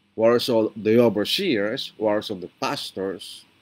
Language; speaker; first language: English; non-native, local second language; Filipino